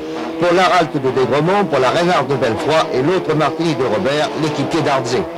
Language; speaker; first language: French; native; French